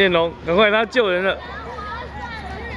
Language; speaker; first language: Chinese; native; Chinese